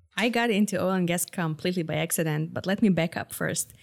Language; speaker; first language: English; non-native, fluent; Hebrew